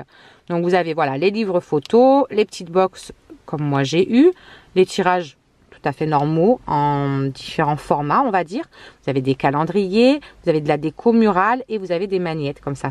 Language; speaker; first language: French; native; French